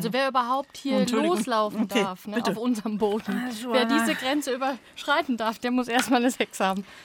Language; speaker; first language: German; native; German